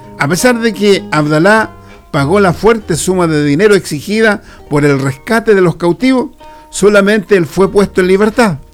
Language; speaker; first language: Spanish; native; Spanish